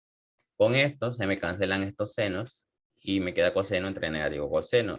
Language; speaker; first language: Spanish; native; Spanish